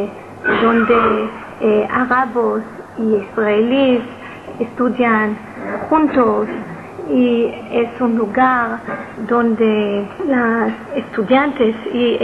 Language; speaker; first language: Spanish; non-native, learner; Hebrew